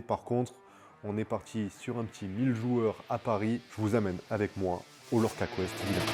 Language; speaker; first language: French; native; French